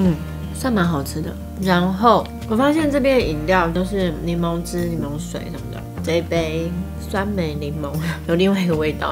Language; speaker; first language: Chinese; native; Chinese